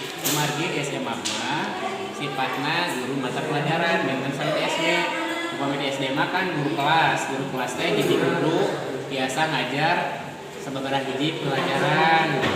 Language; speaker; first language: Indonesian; non-native, local second language; Sundanese